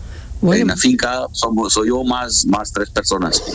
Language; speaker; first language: Spanish; non-native, learner; Portuguese